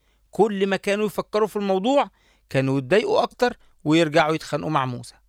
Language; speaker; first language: Arabic; native; Arabic